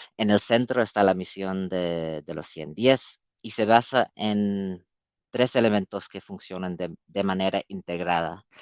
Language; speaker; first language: Spanish; non-native, fluent; English